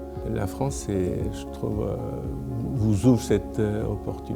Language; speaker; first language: French; non-native, fluent; Turkish